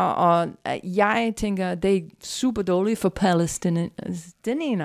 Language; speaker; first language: Danish; non-native, fluent; English